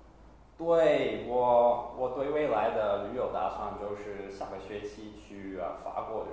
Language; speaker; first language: Chinese; non-native, fluent; English